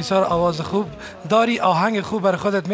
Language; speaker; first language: Persian; native; Persian